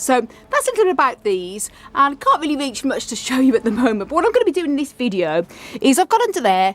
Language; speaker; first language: English; native; English